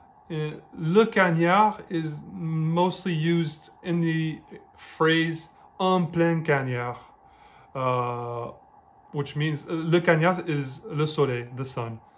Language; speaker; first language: English; native; English